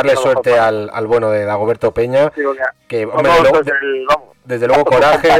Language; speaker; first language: Spanish; native; Spanish